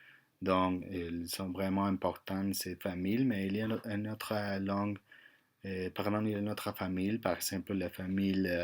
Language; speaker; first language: French; non-native, learner; Spanish